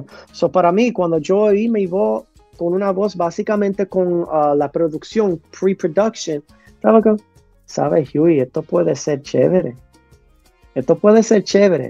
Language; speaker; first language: Spanish; early bilingual, heritage; English